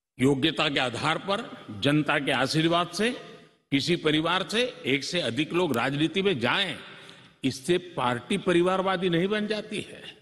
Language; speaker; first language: Hindi; non-native, local second language; Gujarati